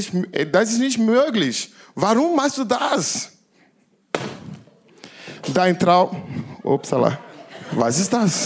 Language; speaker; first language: German; non-native, learner; Portuguese